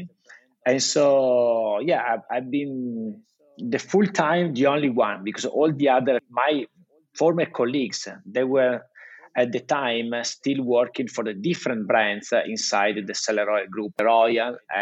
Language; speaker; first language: English; non-native, fluent; Italian